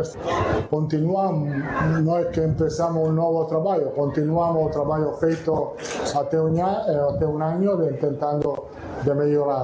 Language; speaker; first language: Portuguese; non-native, learner; Italian